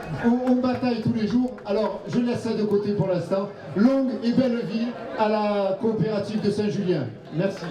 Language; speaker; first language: French; native; French